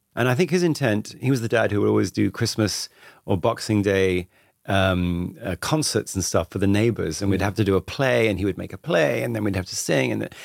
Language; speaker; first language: English; native; English